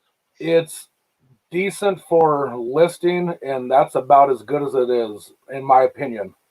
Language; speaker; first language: English; native; English